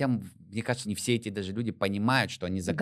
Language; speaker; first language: Russian; native; Russian